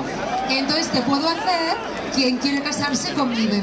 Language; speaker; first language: Spanish; native; Spanish